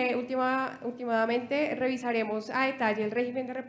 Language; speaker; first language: Spanish; native; Spanish